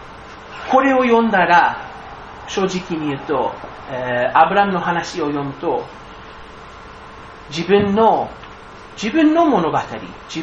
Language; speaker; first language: Japanese; non-native, fluent; English